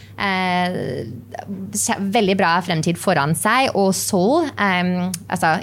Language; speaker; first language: Norwegian; non-native, fluent; English